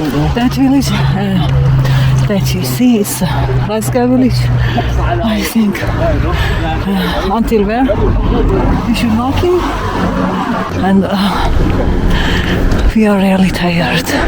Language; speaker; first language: English; non-native, learner; Kurdish